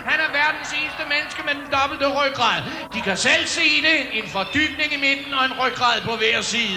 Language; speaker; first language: Danish; native; Danish